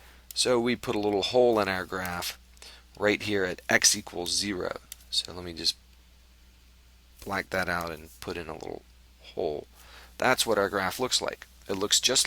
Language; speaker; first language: English; native; English